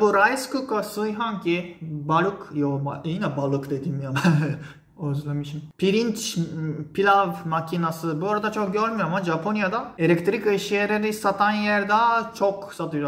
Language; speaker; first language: Turkish; non-native, fluent; Japanese